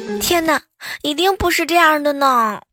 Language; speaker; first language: Chinese; native; Chinese